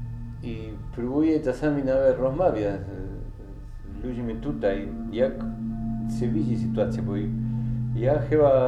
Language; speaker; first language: Polish; non-native, learner; German